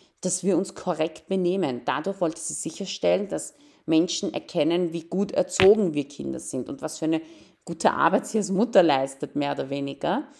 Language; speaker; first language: German; early bilingual, other home language; Persian